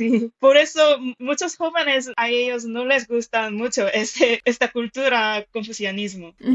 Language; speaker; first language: Spanish; non-native, fluent; Korean